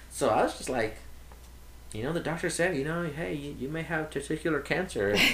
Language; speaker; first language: English; early bilingual, other home language; Spanish